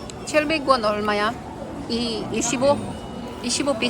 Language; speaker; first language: Korean; non-native, learner; Filipino